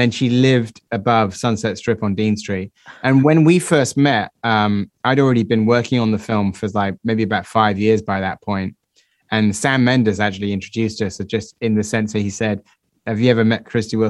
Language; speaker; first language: English; native; English